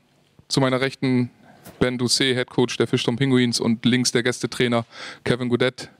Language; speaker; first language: German; native; German